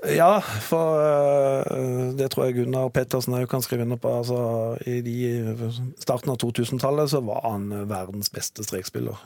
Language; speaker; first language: Norwegian; native; Norwegian